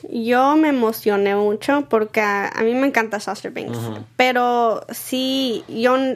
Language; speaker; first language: Spanish; early bilingual, heritage; Spanish